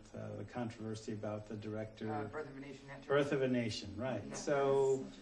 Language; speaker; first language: English; native; English